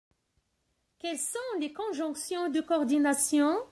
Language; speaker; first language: French; non-native, local second language; Arabic